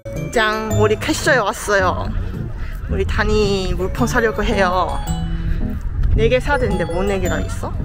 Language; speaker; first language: Korean; non-native, fluent; Chinese